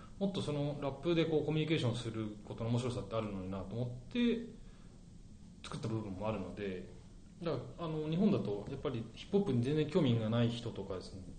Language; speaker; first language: Japanese; native; Japanese